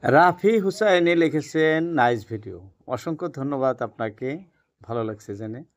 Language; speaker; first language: Bangla; non-native, local second language; Assamese